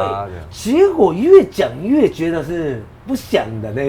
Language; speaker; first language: Chinese; non-native, fluent; Japanese